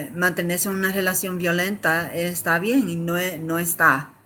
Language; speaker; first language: Spanish; early bilingual, other home language; English